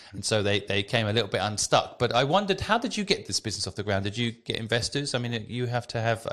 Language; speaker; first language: English; native; English